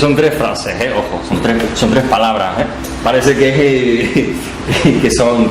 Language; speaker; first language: Spanish; non-native, fluent; Polish